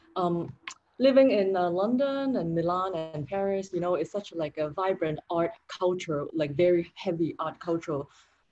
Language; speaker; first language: English; non-native, local second language; Cantonese